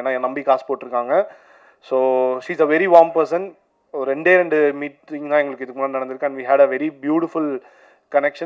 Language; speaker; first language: Tamil; native; Tamil